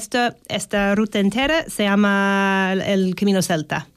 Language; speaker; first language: Spanish; non-native, fluent; English